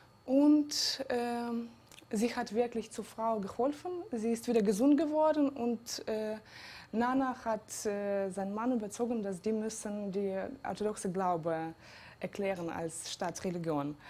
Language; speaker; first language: German; non-native, fluent; Georgian